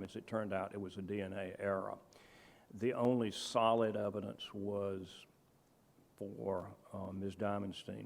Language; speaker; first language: English; native; English